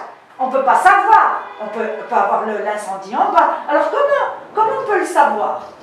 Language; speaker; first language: French; non-native, local second language; Arabic